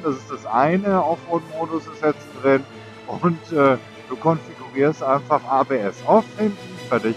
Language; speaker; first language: German; native; German